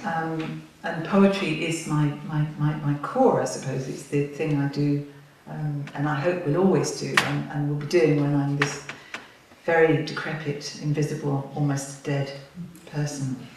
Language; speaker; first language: English; native; English